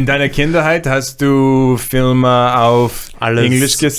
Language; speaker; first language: German; non-native, learner; English